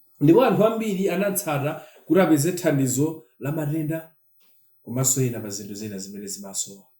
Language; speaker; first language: Nyanja; non-native, local second language; Tumbuka